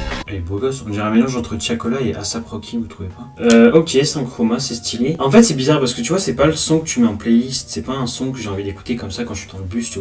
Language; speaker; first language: French; native; French